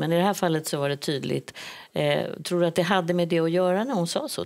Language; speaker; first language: Swedish; native; Swedish